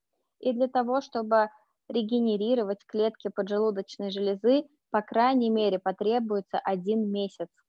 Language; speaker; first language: Russian; native; Russian